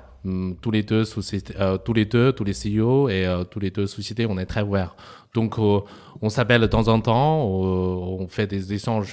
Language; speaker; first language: French; non-native, fluent; Chinese